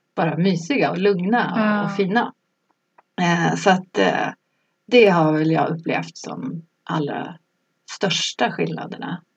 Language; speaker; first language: Swedish; native; Swedish